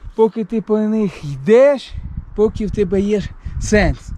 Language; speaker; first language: Ukrainian; non-native, local second language; Russian